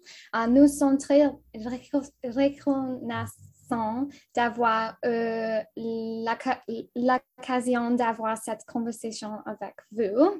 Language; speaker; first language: French; non-native, local second language; English